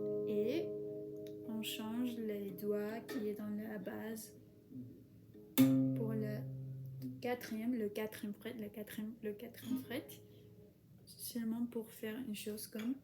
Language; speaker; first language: French; non-native, fluent; Spanish